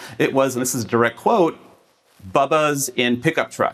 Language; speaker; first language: English; native; English